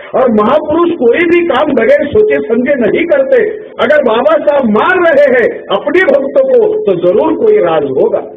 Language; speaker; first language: Hindi; non-native, local second language; Marathi